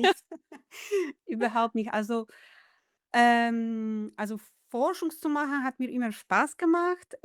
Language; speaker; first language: German; non-native, fluent; Polish